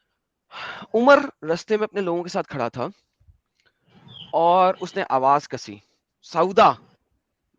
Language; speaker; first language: Hindi; native; Hindi